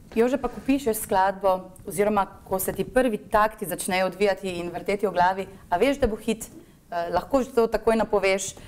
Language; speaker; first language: Slovenian; native; Slovenian